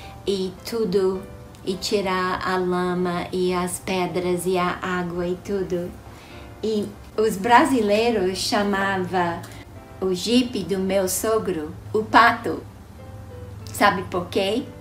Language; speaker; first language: Portuguese; non-native, fluent; English